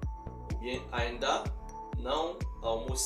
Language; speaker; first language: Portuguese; non-native, fluent; Haitian Creole